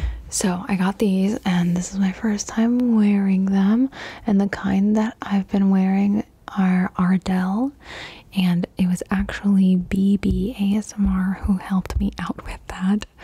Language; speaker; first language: English; early bilingual, other home language; Spanish